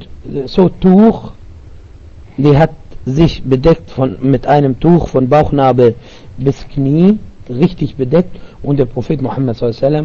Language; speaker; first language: German; non-native, learner; Arabic